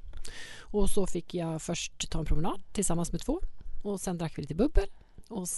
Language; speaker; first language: Swedish; native; Swedish